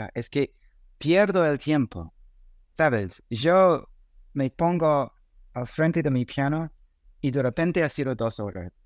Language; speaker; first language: Spanish; non-native, fluent; English